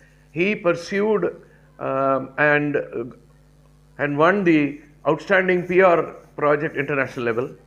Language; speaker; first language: English; non-native, local second language; Tamil